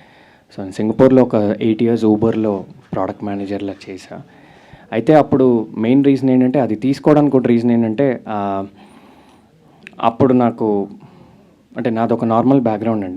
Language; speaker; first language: Telugu; native; Telugu